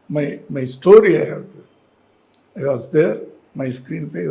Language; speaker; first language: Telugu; non-native, learner; Tamil